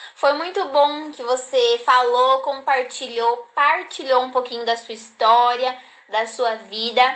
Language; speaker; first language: Portuguese; native; Portuguese